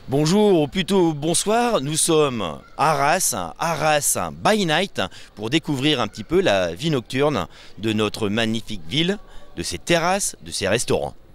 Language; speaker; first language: French; native; French